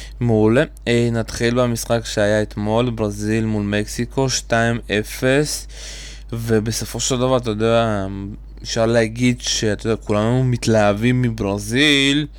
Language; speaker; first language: Hebrew; native; Hebrew